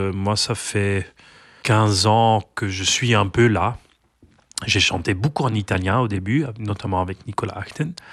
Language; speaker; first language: French; non-native, local second language; Dutch